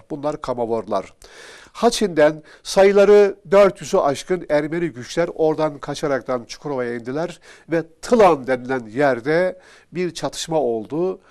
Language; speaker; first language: Turkish; native; Turkish